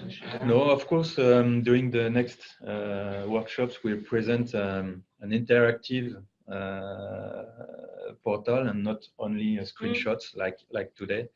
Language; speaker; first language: English; non-native, fluent; French